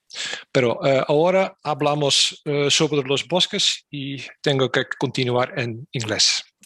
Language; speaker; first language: Spanish; non-native, learner; Dutch